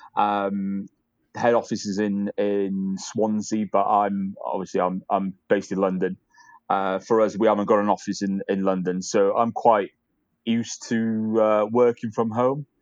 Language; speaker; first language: English; native; English